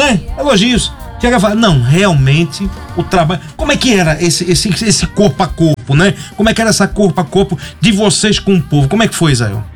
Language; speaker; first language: Portuguese; native; Portuguese